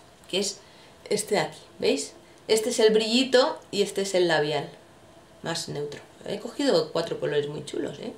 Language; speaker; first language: Spanish; native; Spanish